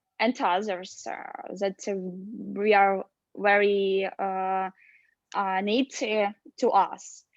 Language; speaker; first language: English; non-native, learner; Russian